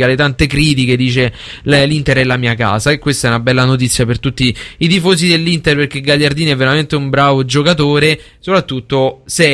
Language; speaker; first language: Italian; native; Italian